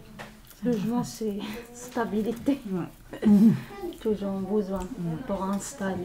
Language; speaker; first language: French; non-native, learner; Arabic